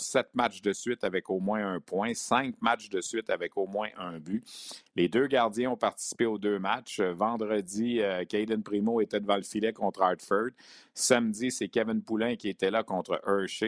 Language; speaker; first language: French; native; French